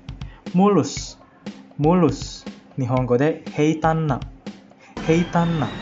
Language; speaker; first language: Japanese; non-native, fluent; Indonesian